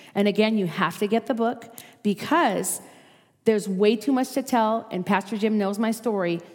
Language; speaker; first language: English; native; English